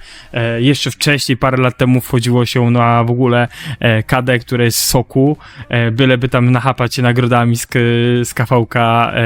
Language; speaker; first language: Polish; native; Polish